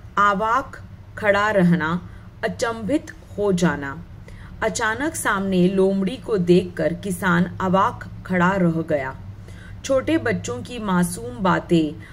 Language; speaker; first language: Hindi; non-native, local second language; Marathi